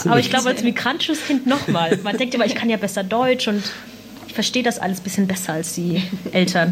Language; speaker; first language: German; early bilingual, other home language; Punjabi